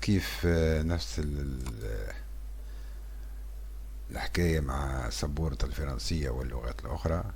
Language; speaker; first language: Arabic; native; Arabic